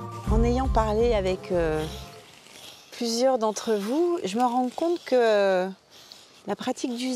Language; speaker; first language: French; native; French